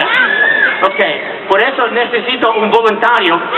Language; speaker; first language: Spanish; non-native, fluent; Italian